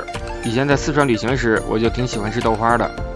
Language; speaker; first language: Chinese; native; Chinese